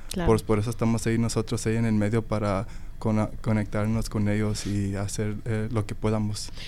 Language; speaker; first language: Spanish; early bilingual, heritage; Spanish